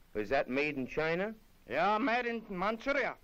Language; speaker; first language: English; native; English